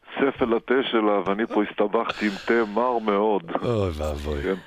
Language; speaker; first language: Hebrew; non-native, fluent; Russian